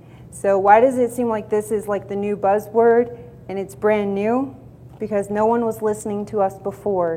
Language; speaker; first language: English; native; English